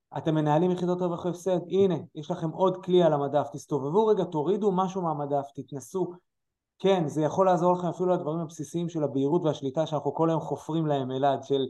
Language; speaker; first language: Hebrew; native; Hebrew